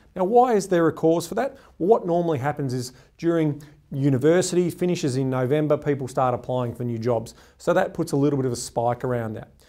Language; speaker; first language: English; native; English